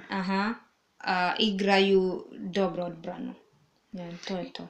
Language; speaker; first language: Serbian; native; Serbian